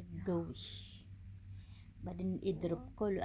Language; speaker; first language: Arabic; non-native, learner; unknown